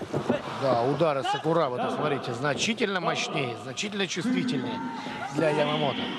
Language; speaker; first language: Russian; native; Russian